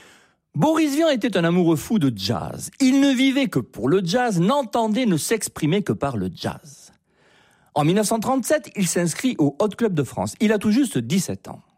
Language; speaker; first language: French; native; French